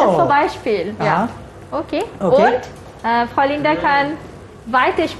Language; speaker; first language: German; non-native, fluent; Malay